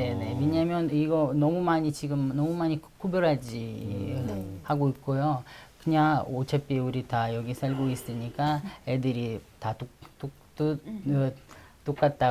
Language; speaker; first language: Korean; non-native, fluent; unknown